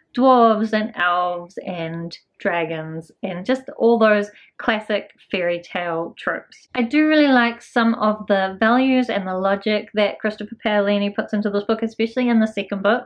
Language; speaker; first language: English; native; English